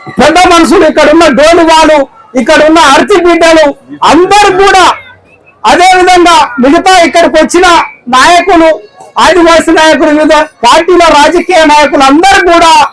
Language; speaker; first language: Telugu; non-native, local second language; Koya